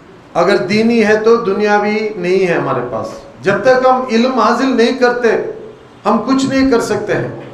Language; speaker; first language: Hindi; non-native, local second language; Urdu